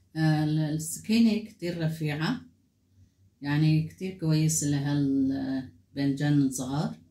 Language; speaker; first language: Arabic; non-native, local second language; Kurdish